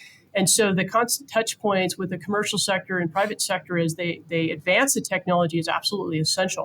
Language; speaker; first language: English; native; English